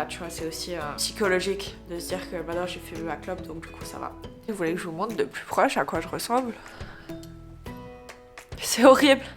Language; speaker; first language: French; native; French